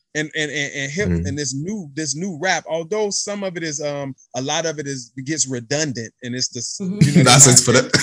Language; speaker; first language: English; native; English